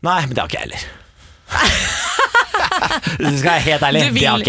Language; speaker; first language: Norwegian; native; Norwegian